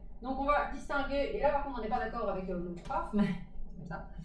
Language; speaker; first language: French; native; French